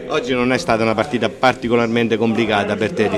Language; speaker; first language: Italian; native; Italian